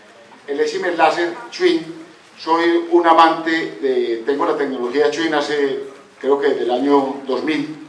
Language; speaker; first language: Spanish; native; Spanish